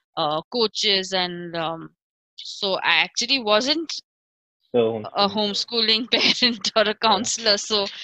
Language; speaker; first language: English; non-native, local second language; Marathi